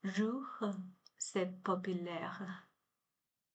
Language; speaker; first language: French; non-native, learner; Chinese